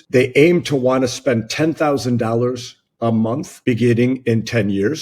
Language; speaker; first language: English; native; English